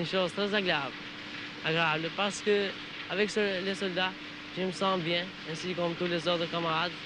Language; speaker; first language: French; non-native, learner; Albanian